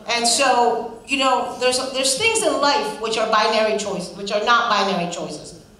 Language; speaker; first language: English; non-native, fluent; Spanish